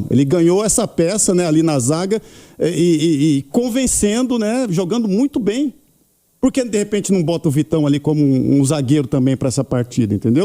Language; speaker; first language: Portuguese; native; Portuguese